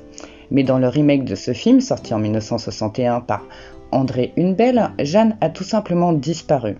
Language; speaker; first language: French; native; French